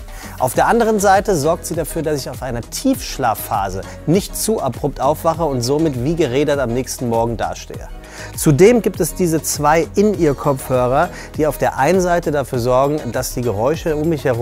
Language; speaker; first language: German; native; German